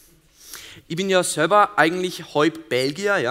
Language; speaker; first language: German; native; German